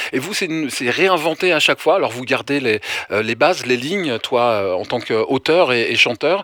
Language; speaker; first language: French; native; French